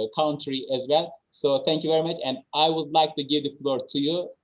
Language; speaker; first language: English; non-native, fluent; Turkish